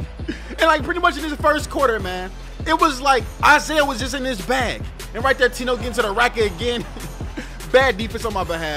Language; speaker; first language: English; native; English